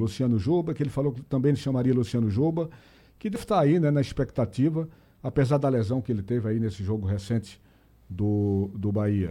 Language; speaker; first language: Portuguese; native; Portuguese